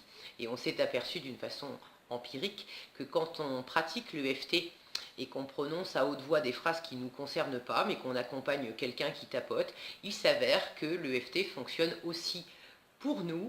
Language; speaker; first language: French; native; French